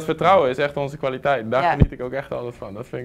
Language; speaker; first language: Dutch; native; Dutch